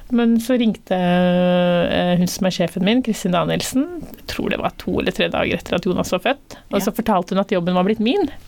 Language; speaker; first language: Norwegian; early bilingual, other home language; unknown